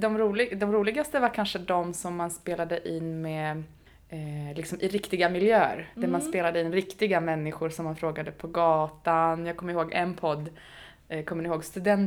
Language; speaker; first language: Swedish; native; Swedish